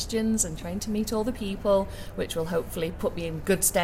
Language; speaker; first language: English; native; English